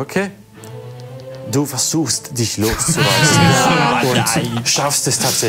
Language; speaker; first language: German; native; German